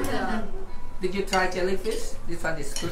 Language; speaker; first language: English; non-native, learner; Thai